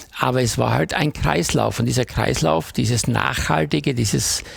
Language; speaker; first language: German; native; German